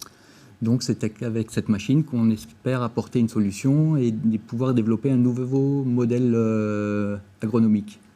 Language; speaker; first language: French; native; French